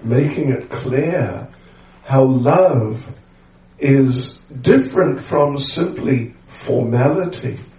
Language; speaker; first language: English; native; English